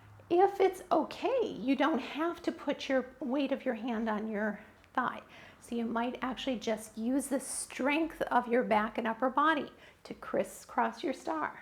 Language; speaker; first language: English; native; English